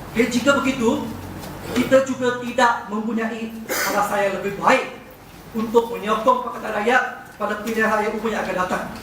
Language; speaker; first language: Malay; non-native, local second language; Chinese